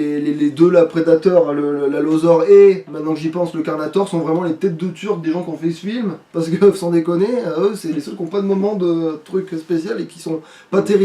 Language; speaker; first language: French; native; French